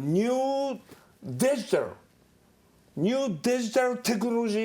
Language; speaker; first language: English; non-native, learner; Japanese